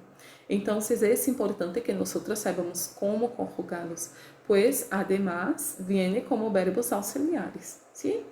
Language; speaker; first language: Spanish; non-native, learner; Portuguese